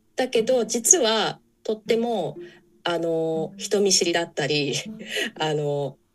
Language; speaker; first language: Japanese; early bilingual, other home language; English